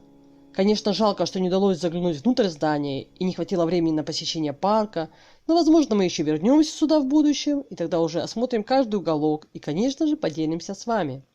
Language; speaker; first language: Russian; native; Russian